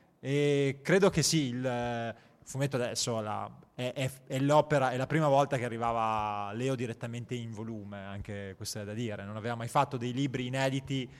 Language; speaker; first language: Italian; native; Italian